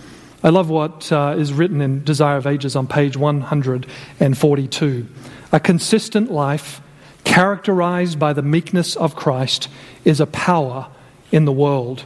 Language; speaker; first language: English; native; English